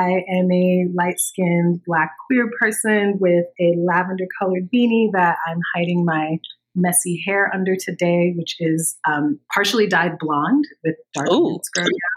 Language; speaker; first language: English; native; English